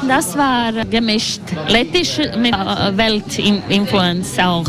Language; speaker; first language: German; non-native, learner; Latvian